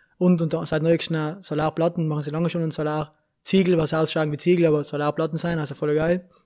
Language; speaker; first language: German; native; German